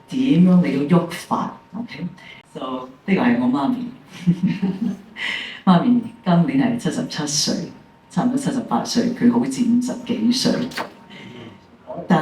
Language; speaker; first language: Cantonese; early bilingual, heritage; English